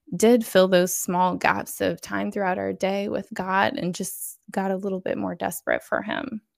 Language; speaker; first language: English; native; English